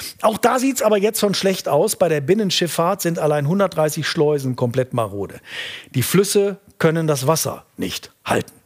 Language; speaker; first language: German; native; German